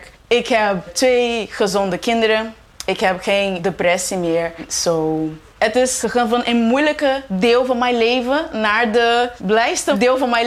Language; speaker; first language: Dutch; non-native, fluent; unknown